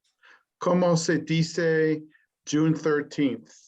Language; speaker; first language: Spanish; non-native, learner; English